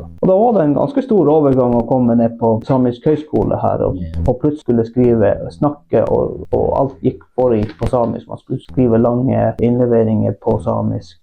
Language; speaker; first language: Norwegian; non-native, local second language; Northern Sami